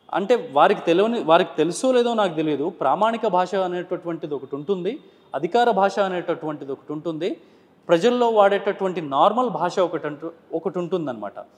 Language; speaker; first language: Telugu; native; Telugu